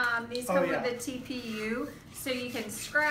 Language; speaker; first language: English; native; English